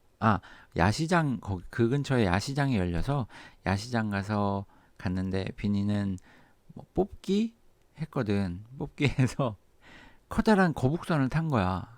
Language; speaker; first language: Korean; native; Korean